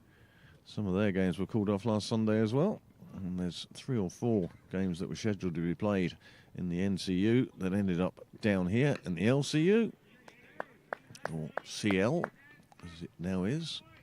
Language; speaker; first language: English; native; English